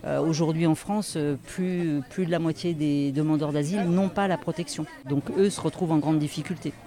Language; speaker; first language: French; native; French